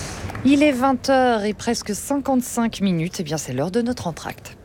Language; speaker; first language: French; native; French